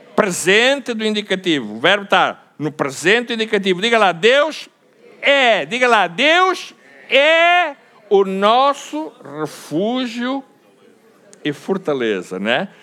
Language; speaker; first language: Portuguese; native; Portuguese